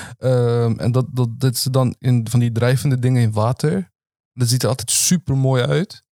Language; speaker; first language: Dutch; early bilingual, other home language; Arabic